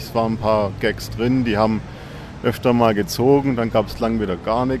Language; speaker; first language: German; native; German